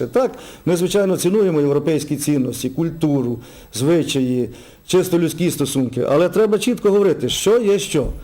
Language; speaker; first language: Ukrainian; native; Ukrainian